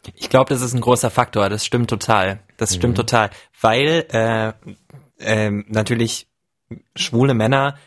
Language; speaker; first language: German; native; German